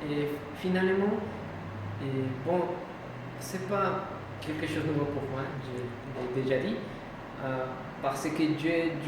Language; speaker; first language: French; non-native, learner; Spanish